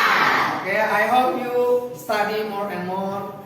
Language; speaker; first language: English; non-native, fluent; Indonesian